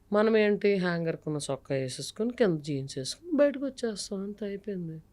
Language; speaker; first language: Telugu; native; Telugu